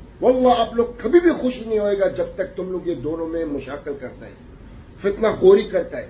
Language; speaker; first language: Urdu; non-native, learner; Arabic